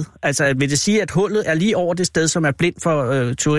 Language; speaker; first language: Danish; native; Danish